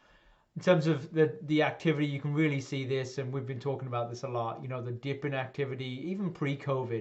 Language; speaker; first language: English; native; English